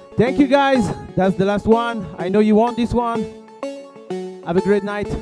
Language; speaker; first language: English; non-native, learner; French